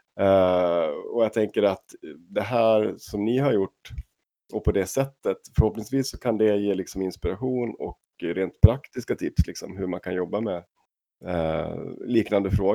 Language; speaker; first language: Swedish; native; Swedish